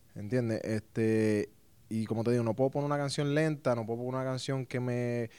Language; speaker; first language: Spanish; native; Spanish